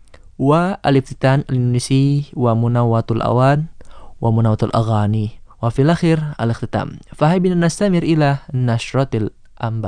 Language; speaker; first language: Arabic; non-native, fluent; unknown